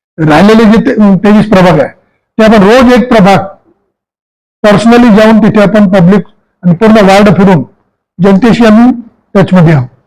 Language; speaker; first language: Marathi; non-native, local second language; Sindhi